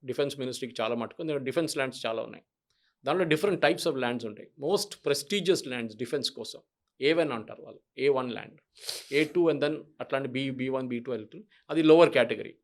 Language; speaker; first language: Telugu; non-native, local second language; Malayalam